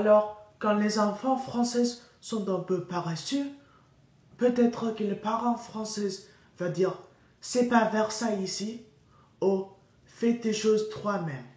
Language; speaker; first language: French; non-native, learner; English